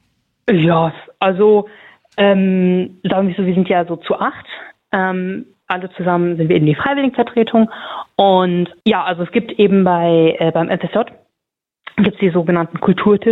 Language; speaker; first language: German; native; German